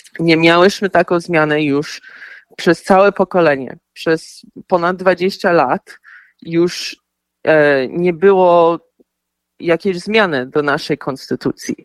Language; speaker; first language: Polish; early bilingual, heritage; Polish